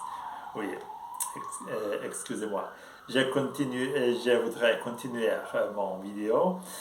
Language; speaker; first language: French; non-native, learner; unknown